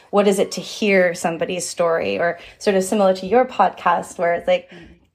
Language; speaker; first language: English; early bilingual, other home language; Japanese